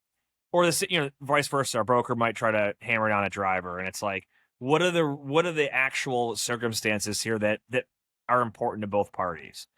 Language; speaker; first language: English; native; English